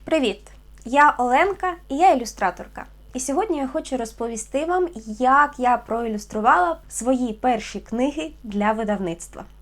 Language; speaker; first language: Ukrainian; native; Ukrainian